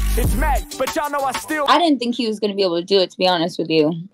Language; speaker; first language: English; native; English